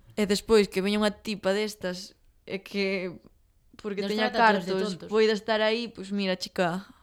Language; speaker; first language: Galician; native; Galician